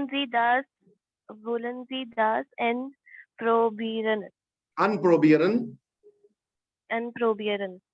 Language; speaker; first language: German; non-native, learner; Hindi